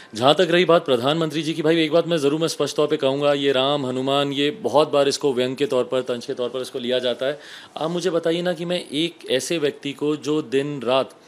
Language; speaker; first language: Hindi; native; Hindi